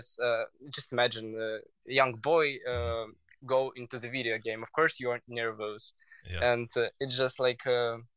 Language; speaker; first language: English; non-native, learner; Russian